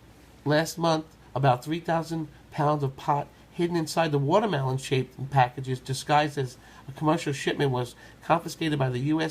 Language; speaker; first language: English; native; English